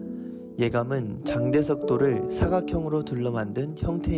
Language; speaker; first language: Korean; native; Korean